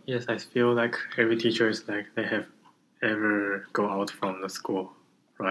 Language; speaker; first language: English; non-native, learner; Chinese